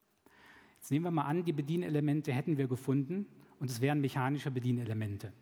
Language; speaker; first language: German; native; German